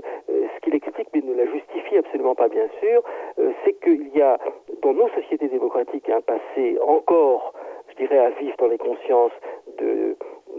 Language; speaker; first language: French; native; French